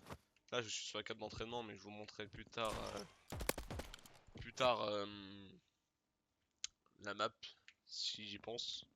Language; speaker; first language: French; native; French